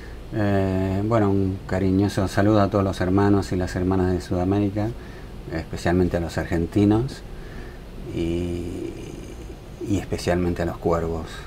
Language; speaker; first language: Spanish; early bilingual, other home language; English